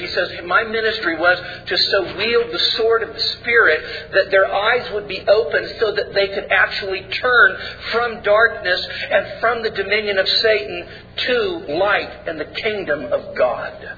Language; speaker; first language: English; native; English